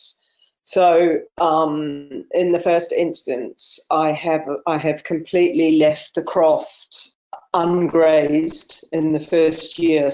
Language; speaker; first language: English; native; English